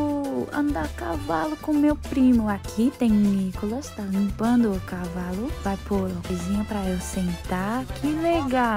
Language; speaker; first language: Portuguese; early bilingual, heritage; English